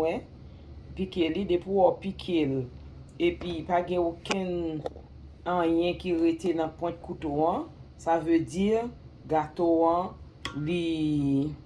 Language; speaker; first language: French; non-native, local second language; Haitian Creole